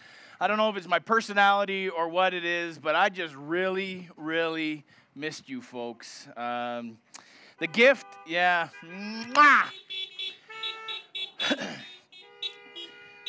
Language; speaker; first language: English; native; English